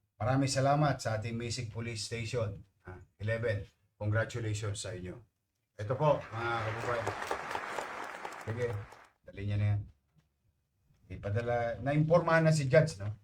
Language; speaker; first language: Filipino; native; Filipino